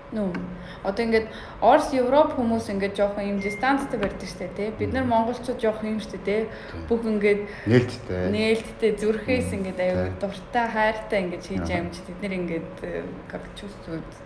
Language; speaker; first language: Mongolian; early bilingual, heritage; Mongolian